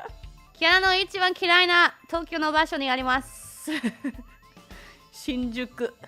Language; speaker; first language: Japanese; non-native, fluent; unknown